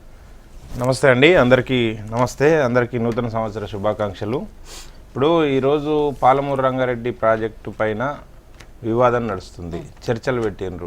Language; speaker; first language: Telugu; native; Telugu